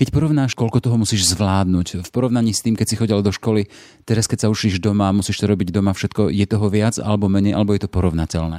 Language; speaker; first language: Slovak; native; Slovak